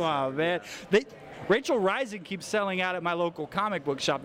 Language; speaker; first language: English; native; English